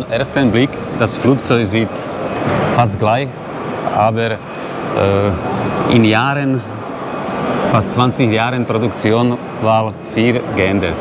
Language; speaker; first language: German; non-native, learner; Slovak